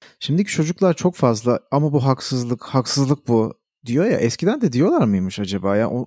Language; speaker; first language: Turkish; native; Turkish